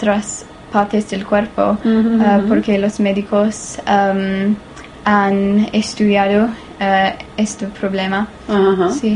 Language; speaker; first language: Spanish; non-native, learner; English